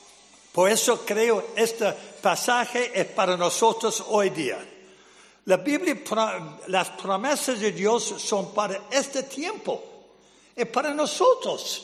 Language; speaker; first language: Spanish; non-native, fluent; English